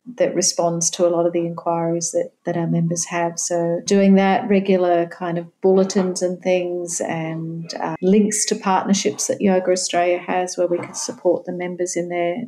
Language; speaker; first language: English; native; English